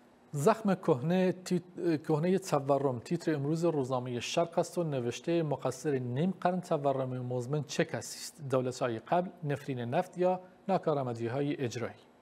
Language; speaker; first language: Persian; non-native, local second language; Kurdish